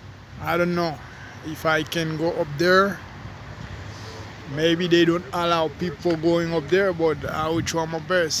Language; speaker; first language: English; non-native, fluent; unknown